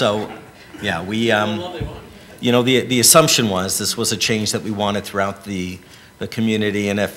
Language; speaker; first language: English; native; English